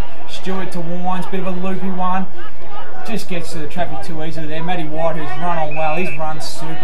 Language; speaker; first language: English; native; English